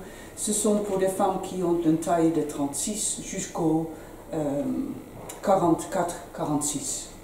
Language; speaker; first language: French; non-native, learner; Dutch